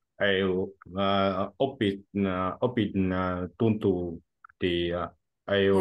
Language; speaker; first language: Finnish; non-native, learner; Vietnamese